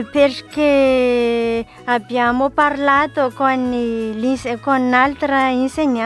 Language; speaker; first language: Italian; non-native, learner; Malagasy